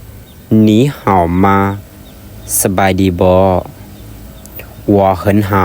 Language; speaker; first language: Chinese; non-native, fluent; Lao